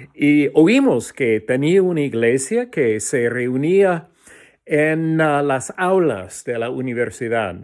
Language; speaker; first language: Spanish; non-native, fluent; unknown